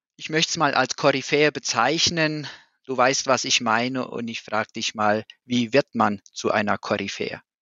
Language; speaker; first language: German; native; German